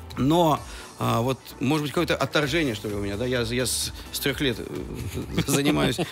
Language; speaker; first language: Russian; native; Russian